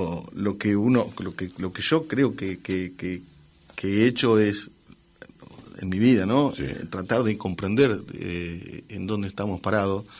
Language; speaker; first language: Spanish; native; Spanish